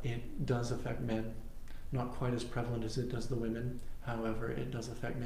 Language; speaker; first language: English; native; English